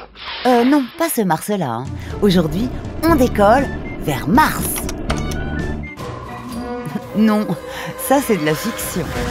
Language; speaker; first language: French; native; French